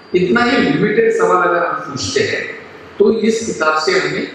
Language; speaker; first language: Hindi; non-native, local second language; Marathi